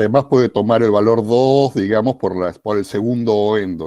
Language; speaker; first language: Spanish; native; Spanish